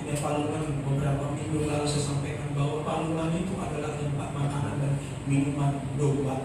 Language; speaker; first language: Indonesian; native; Indonesian